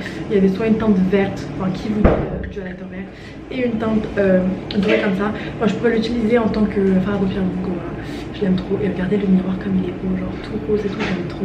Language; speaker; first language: French; native; French